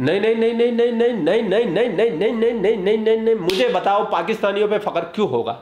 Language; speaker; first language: Hindi; native; Hindi